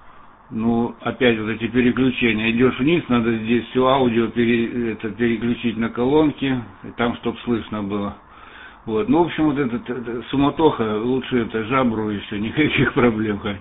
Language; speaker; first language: Russian; native; Russian